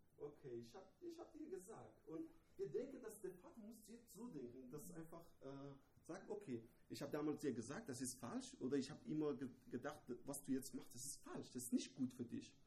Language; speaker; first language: German; non-native, fluent; Persian